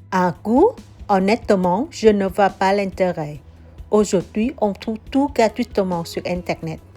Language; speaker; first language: French; non-native, learner; Vietnamese